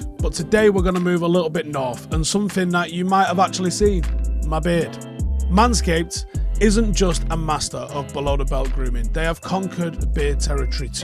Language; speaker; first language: English; native; English